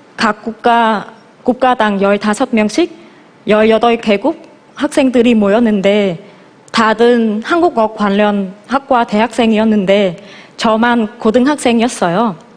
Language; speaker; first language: Korean; non-native, fluent; Vietnamese